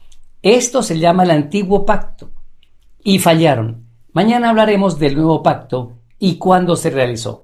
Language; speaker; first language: Spanish; native; Spanish